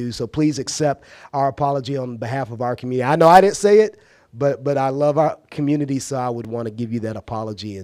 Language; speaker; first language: English; native; English